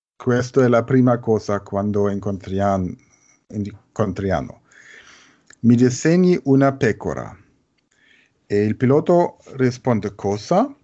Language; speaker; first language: Italian; non-native, learner; German